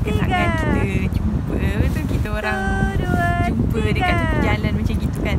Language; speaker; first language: Malay; native; Malay